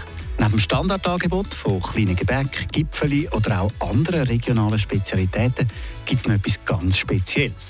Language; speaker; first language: German; native; German